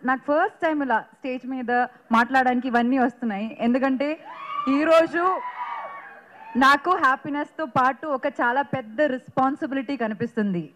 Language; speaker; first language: Telugu; non-native, fluent; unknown